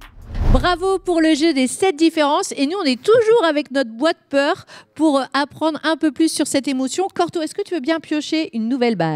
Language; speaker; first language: French; native; French